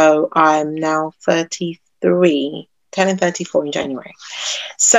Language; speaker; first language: English; native; English